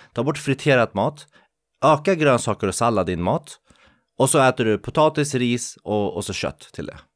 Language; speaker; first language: Swedish; early bilingual, other home language; Kurdish